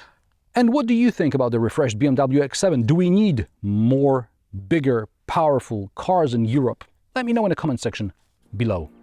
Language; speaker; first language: English; non-native, fluent; Polish